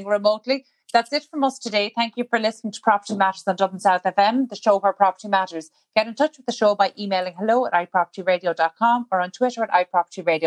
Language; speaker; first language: English; native; English